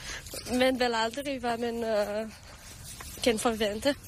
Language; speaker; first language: Danish; early bilingual, other home language; Romanian